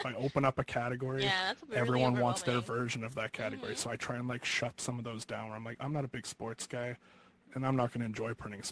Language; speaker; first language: English; native; English